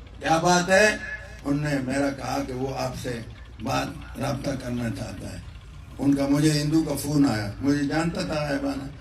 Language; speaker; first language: Urdu; non-native, local second language; Northern Hindko